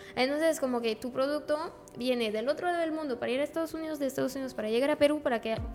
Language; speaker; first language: Spanish; non-native, fluent; French